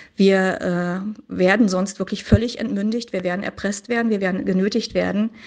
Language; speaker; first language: German; native; German